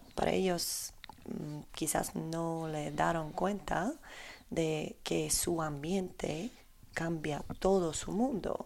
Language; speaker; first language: Spanish; non-native, learner; Polish